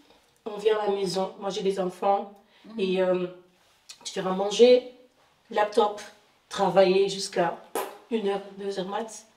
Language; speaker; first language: French; non-native, fluent; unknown